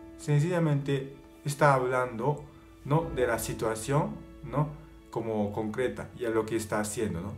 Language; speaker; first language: Spanish; non-native, fluent; Japanese